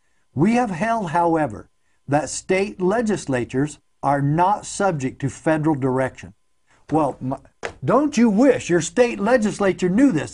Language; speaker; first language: English; native; English